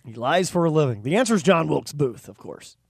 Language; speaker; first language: English; native; English